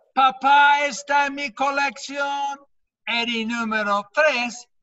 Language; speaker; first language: Spanish; non-native, fluent; English